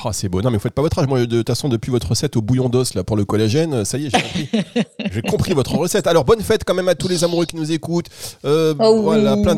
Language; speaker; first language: French; native; French